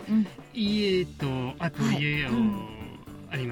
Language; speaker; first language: Japanese; non-native, fluent; French